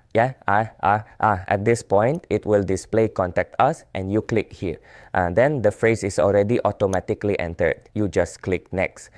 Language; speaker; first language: English; non-native, learner; Vietnamese